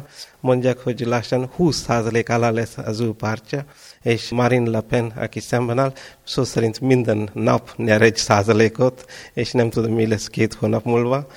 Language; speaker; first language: Hungarian; non-native, fluent; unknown